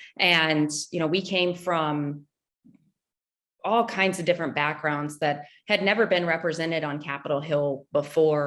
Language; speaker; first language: English; native; English